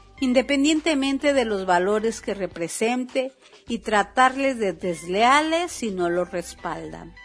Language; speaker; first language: Spanish; native; Spanish